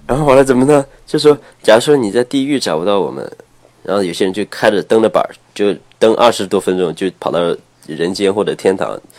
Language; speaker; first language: Chinese; native; Chinese